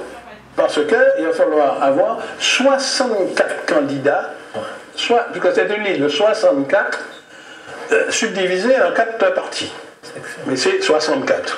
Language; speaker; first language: French; native; French